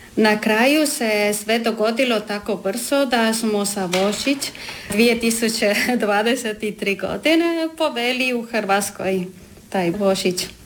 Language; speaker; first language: Croatian; non-native, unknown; Spanish